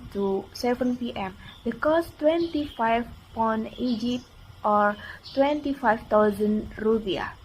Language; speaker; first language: English; non-native, learner; Indonesian